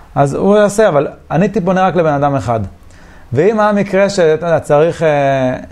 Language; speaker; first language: Hebrew; native; Hebrew